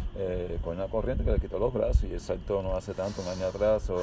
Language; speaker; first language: Spanish; early bilingual, heritage; Spanish